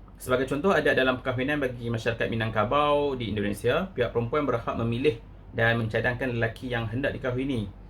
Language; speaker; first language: Malay; native; Malay